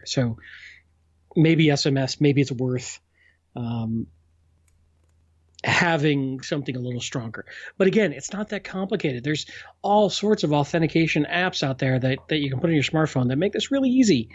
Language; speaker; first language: English; native; English